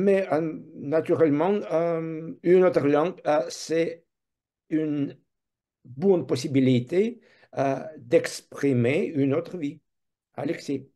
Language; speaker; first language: French; non-native, fluent; Russian